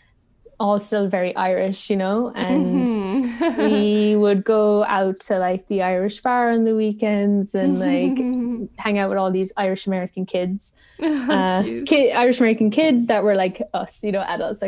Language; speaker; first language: English; native; English